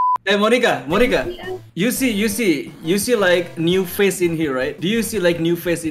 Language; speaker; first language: English; non-native, learner; Indonesian